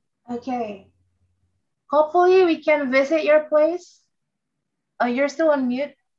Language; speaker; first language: English; non-native, fluent; Indonesian